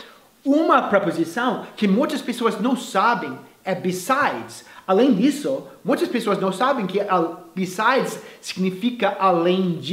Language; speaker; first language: Portuguese; non-native, fluent; English